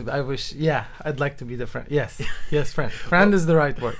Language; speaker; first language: English; non-native, fluent; Turkish